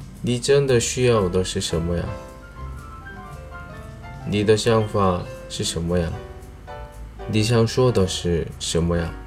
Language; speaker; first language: Chinese; non-native, learner; Korean